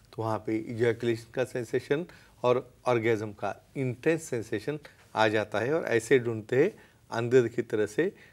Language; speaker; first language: Hindi; non-native, local second language; Marathi